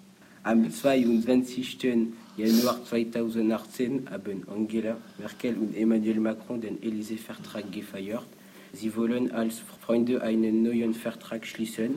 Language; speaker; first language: German; non-native, learner; French